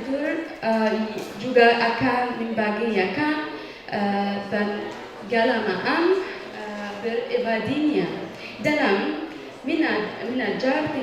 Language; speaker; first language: Indonesian; non-native, fluent; Arabic